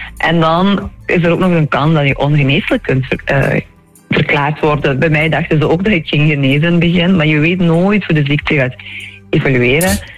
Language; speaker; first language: Dutch; early bilingual, other home language; Turkish